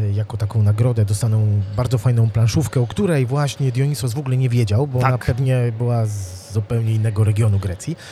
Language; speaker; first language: Polish; native; Polish